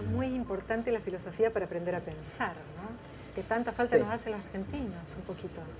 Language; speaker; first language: Spanish; native; Spanish